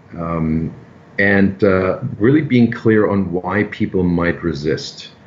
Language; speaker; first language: English; non-native, fluent; German